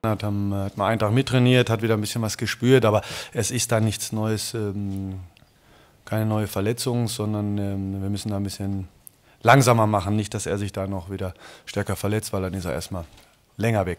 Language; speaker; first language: German; native; German